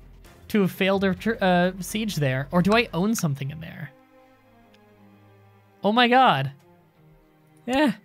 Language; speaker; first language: English; native; English